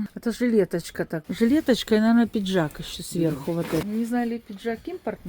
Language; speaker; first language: Russian; native; Russian